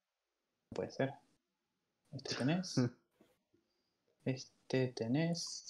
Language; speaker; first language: Spanish; native; Spanish